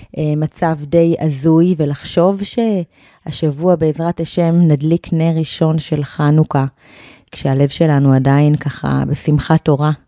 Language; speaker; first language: Hebrew; native; Hebrew